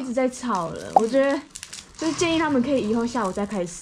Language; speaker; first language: Chinese; native; Chinese